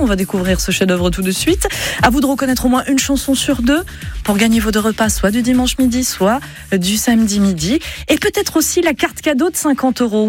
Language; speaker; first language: French; native; French